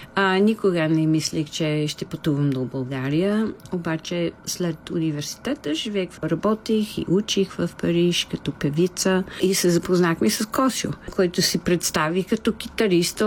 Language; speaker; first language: Bulgarian; non-native, fluent; English